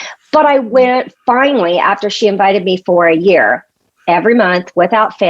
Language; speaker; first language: English; native; English